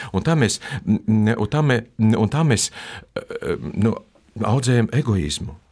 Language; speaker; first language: Latvian; non-native, local second language; Russian